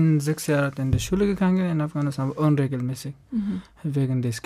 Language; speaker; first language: German; non-native, fluent; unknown